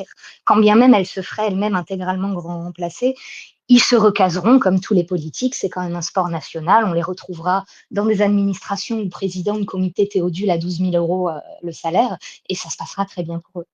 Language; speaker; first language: French; native; French